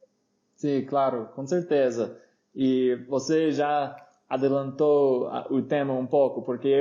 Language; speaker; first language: Portuguese; non-native, fluent; English